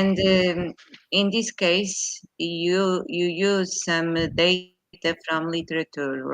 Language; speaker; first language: English; non-native, fluent; Portuguese